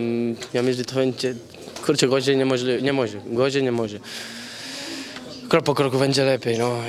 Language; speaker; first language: Polish; non-native, learner; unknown